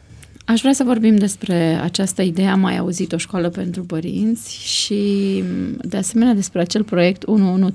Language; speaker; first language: Romanian; native; Romanian